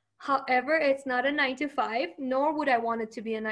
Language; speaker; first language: English; early bilingual, other home language; Persian